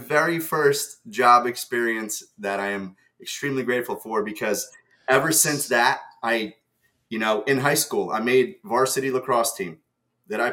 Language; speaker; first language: English; early bilingual, other home language; Russian